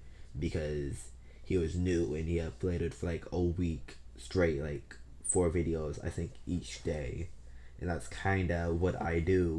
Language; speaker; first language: English; native; English